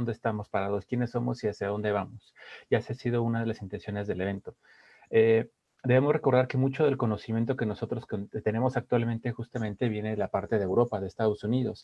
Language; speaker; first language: Spanish; native; Spanish